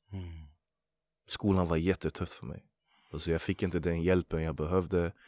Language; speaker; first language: Swedish; early bilingual, other home language; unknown